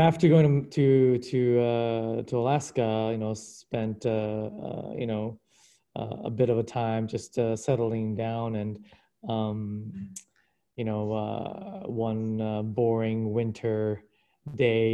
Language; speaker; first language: English; early bilingual, other home language; Japanese